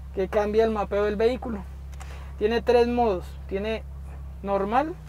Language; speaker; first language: Spanish; native; Spanish